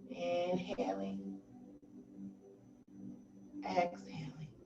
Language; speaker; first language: English; native; English